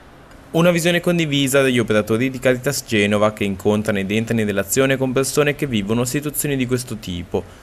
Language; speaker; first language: Italian; native; Italian